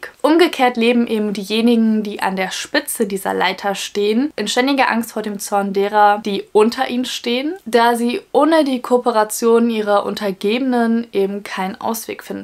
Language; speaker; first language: German; native; German